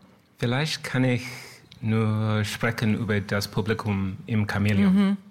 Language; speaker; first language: German; non-native, learner; English